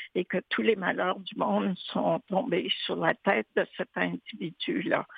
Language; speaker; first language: French; native; French